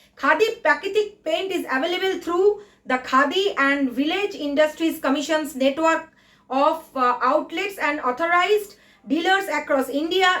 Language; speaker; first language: English; non-native, local second language; Bangla